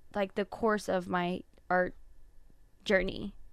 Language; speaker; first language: English; native; English